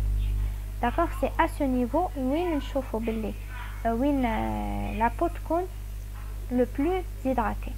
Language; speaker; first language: French; non-native, local second language; Arabic